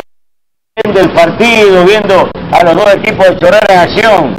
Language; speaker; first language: Spanish; native; Spanish